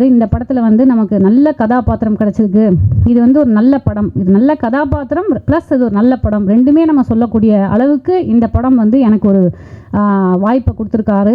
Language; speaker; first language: Tamil; native; Tamil